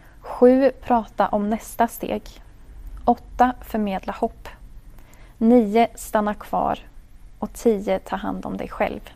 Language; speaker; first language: Swedish; native; Swedish